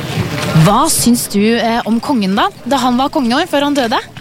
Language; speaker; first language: Norwegian; native; Norwegian